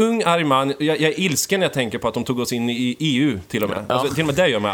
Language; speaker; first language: Swedish; native; Swedish